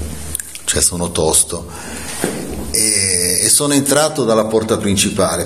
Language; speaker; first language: Italian; native; Italian